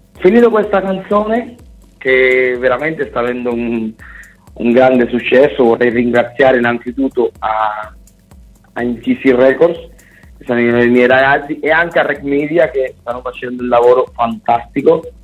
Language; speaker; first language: Italian; non-native, fluent; Spanish